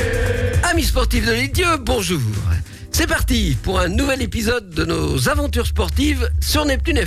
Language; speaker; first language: French; native; French